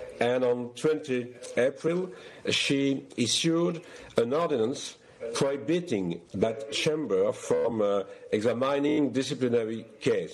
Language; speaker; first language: English; non-native, fluent; French